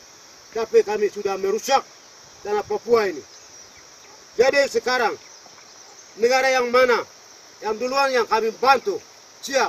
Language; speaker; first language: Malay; non-native, local second language; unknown